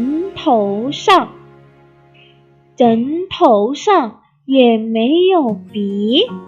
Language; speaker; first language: Chinese; non-native, fluent; Indonesian